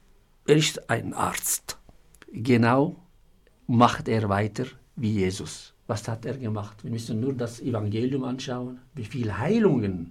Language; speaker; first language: German; non-native, fluent; Arabic